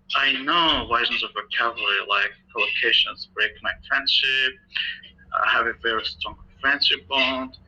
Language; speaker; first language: English; non-native, fluent; Azerbaijani